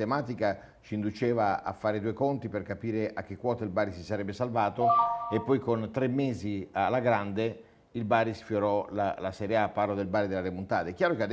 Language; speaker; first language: Italian; native; Italian